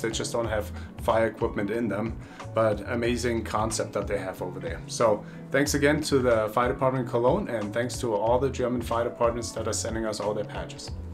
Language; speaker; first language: English; non-native, fluent; German